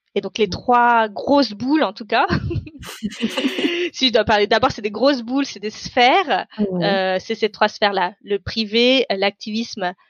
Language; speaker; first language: French; non-native, local second language; Tamil